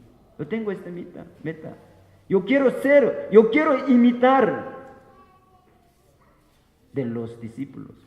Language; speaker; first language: Spanish; non-native, fluent; Korean